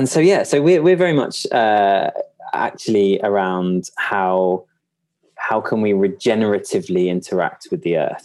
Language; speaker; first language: English; native; English